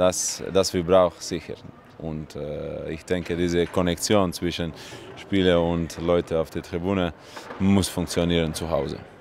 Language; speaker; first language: German; non-native, learner; Russian